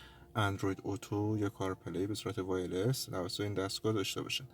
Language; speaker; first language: Persian; native; Persian